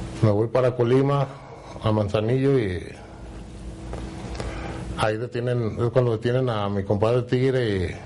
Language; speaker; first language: Spanish; native; Spanish